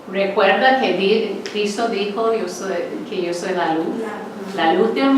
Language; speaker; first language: Spanish; non-native, fluent; English